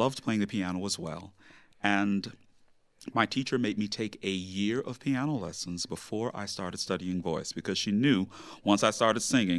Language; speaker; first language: English; native; English